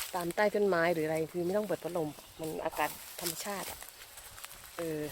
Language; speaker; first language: Thai; non-native, local second language; Northern Khmer